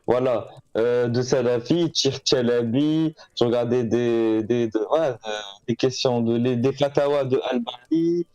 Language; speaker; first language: French; non-native, local second language; Arabic